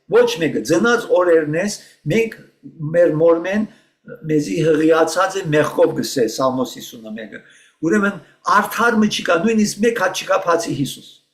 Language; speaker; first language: Armenian; early bilingual, heritage; Armenian